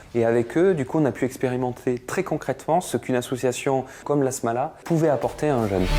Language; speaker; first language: French; native; French